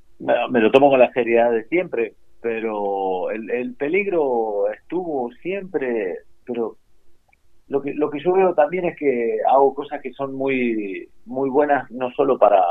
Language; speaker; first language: Spanish; native; Spanish